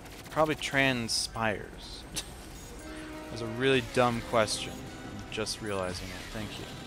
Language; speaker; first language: English; native; English